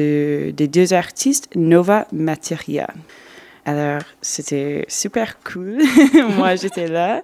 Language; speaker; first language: French; non-native, fluent; English